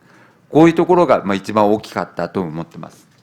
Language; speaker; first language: Japanese; native; Japanese